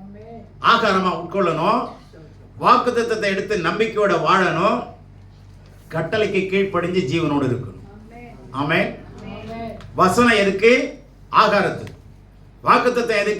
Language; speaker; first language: Tamil; native; Tamil